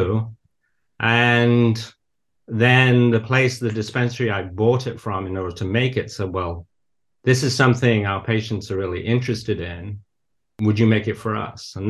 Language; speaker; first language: English; native; English